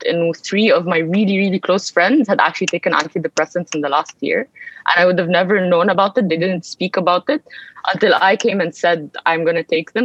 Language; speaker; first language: English; early bilingual, other home language; Arabic